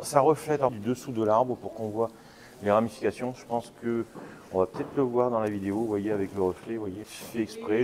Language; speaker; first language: French; native; French